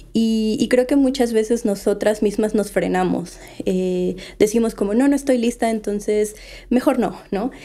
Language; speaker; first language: Spanish; native; Spanish